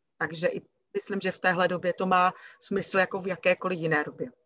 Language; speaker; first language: Czech; native; Czech